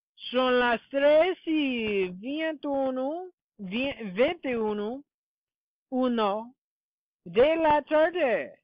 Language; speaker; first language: Spanish; non-native, learner; English